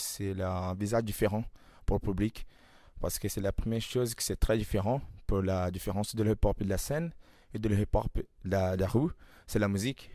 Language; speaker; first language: French; non-native, learner; Portuguese